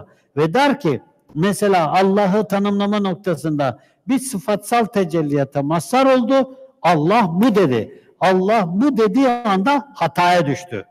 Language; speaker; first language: Turkish; native; Turkish